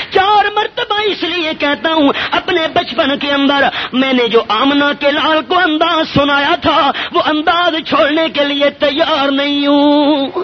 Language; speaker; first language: Urdu; non-native, local second language; Pashto